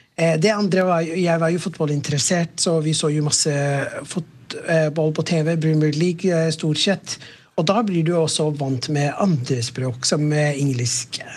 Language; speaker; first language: Norwegian; non-native, fluent; Somali